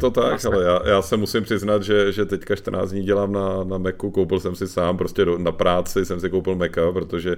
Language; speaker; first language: Czech; native; Czech